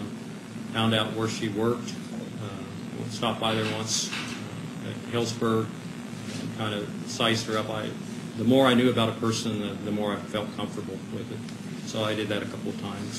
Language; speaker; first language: English; native; English